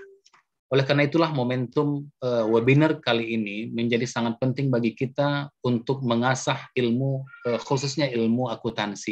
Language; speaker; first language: Indonesian; native; Indonesian